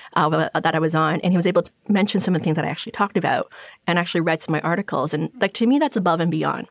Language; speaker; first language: English; non-native, local second language; Cantonese